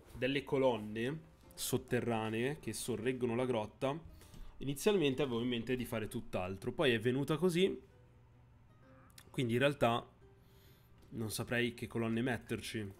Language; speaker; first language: Italian; native; Italian